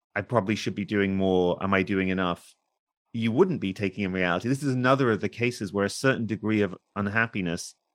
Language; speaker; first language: English; native; English